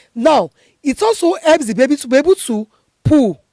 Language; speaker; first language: English; non-native, local second language; Yoruba